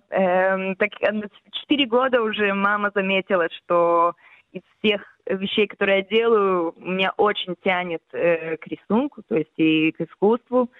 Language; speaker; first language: Russian; early bilingual, heritage; Russian